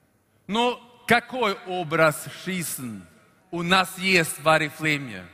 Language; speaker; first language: Russian; non-native, fluent; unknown